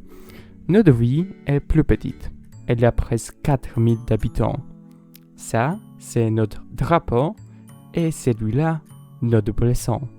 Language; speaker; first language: French; non-native, learner; Polish